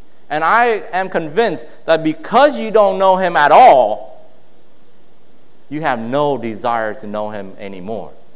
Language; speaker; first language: English; early bilingual, other home language; Vietnamese